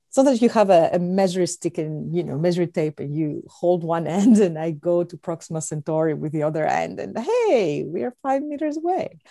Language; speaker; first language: English; non-native, fluent; Greek